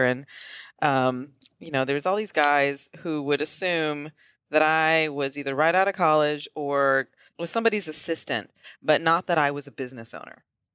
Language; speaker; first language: English; native; English